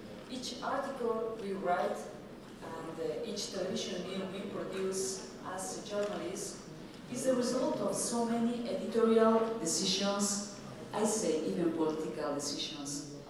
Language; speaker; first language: English; non-native, fluent; Spanish